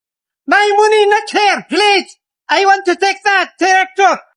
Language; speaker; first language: English; non-native, learner; Arabic